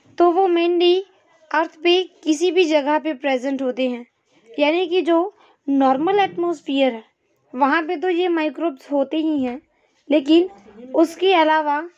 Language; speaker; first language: Hindi; non-native, local second language; Gujarati